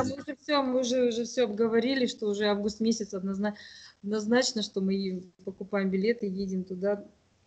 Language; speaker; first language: Russian; native; Russian